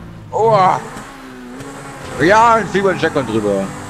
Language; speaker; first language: German; native; German